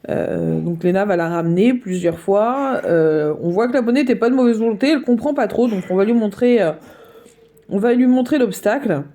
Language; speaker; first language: French; native; French